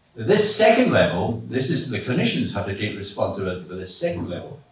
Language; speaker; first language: English; native; English